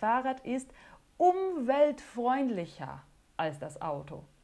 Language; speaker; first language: German; non-native, fluent; Portuguese